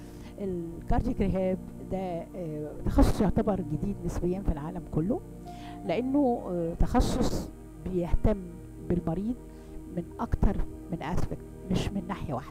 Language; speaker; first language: Arabic; native; Arabic